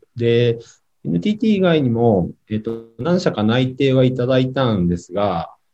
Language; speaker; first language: Japanese; native; Japanese